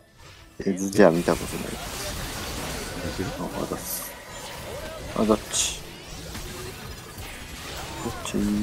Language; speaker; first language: Japanese; native; Japanese